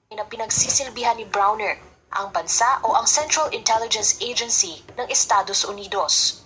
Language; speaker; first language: Filipino; native; Filipino